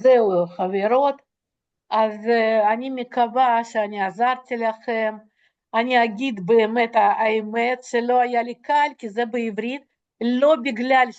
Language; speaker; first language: Hebrew; non-native, fluent; Russian